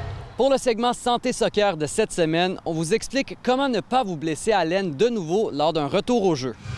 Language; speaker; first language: French; native; French